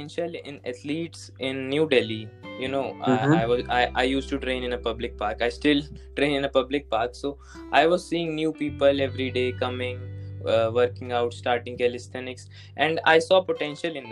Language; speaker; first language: English; non-native, local second language; Hindi